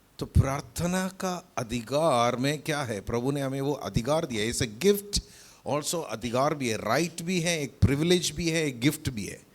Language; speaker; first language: Hindi; non-native, local second language; Malayalam